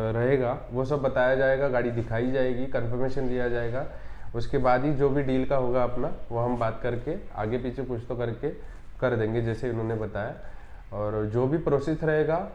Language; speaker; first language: Hindi; non-native, local second language; Marathi